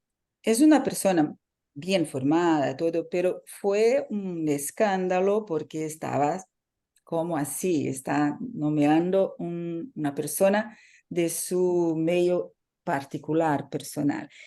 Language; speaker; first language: Spanish; non-native, fluent; Portuguese